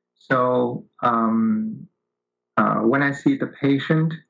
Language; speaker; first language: English; early bilingual, other home language; Vietnamese